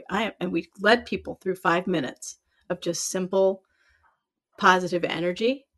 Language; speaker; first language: English; native; English